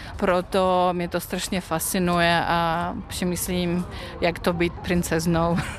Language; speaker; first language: Czech; non-native, fluent; Belarusian